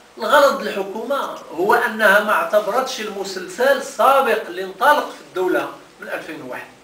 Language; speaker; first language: Arabic; non-native, local second language; Tachelhit